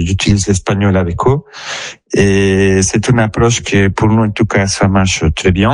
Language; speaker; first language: French; non-native, fluent; Spanish